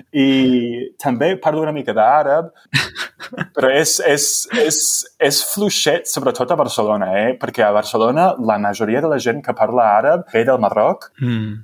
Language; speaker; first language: Catalan; non-native, fluent; English